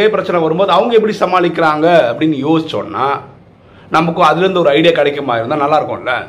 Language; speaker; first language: Tamil; native; Tamil